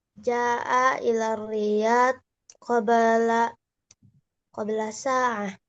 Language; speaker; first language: Arabic; non-native, learner; Indonesian